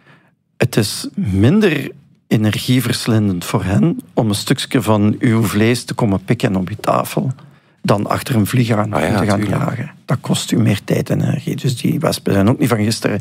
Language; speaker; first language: Dutch; native; Dutch